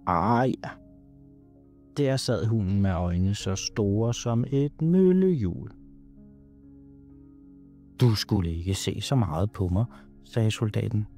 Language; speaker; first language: Danish; native; Danish